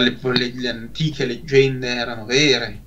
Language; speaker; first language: Italian; native; Italian